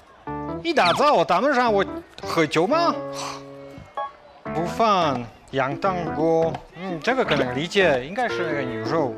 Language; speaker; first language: Chinese; non-native, learner; English